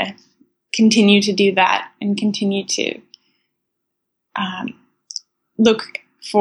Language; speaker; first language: English; native; English